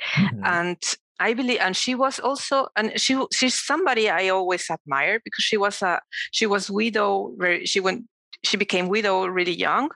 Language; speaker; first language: English; non-native, fluent; Spanish